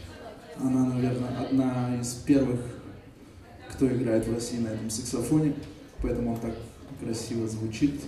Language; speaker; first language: Russian; native; Russian